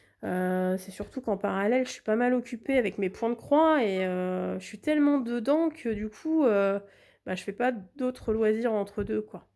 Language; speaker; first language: French; native; French